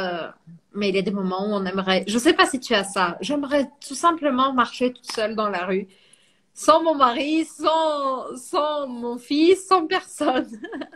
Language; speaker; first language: French; non-native, fluent; Portuguese